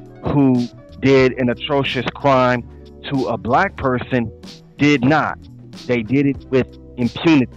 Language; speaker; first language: English; native; English